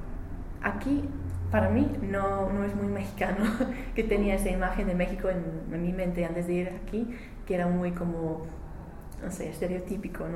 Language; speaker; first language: Spanish; non-native, learner; English